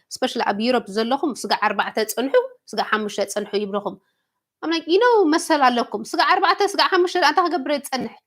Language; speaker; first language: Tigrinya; early bilingual, heritage; Tigrinya